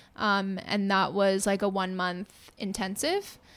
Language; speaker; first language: English; native; English